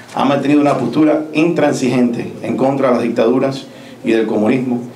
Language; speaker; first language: Spanish; native; Spanish